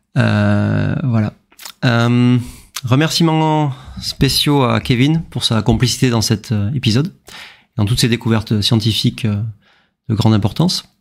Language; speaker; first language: French; native; French